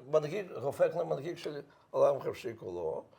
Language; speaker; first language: Hebrew; non-native, fluent; Russian